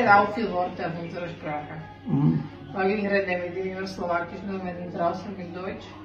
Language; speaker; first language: German; non-native, learner; Slovak